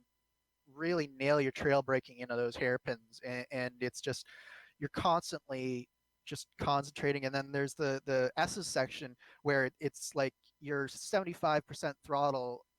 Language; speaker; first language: English; native; English